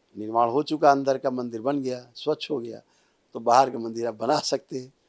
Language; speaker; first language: Hindi; native; Hindi